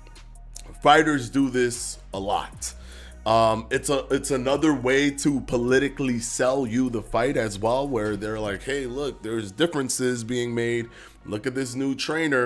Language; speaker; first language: English; native; English